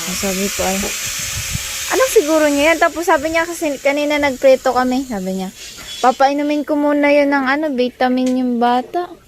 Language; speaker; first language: Filipino; native; Filipino